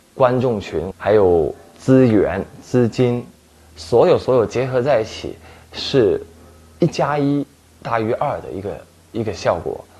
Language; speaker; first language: Chinese; non-native, local second language; Min Nan Chinese